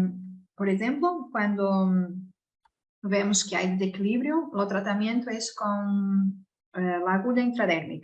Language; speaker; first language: Spanish; non-native, learner; Portuguese